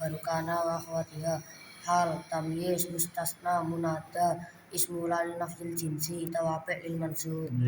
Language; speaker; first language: Arabic; non-native, learner; Javanese